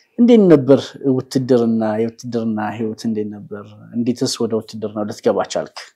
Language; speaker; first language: Amharic; native; Amharic